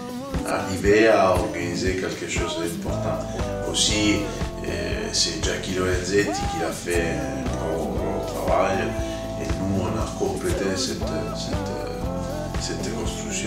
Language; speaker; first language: French; non-native, fluent; Italian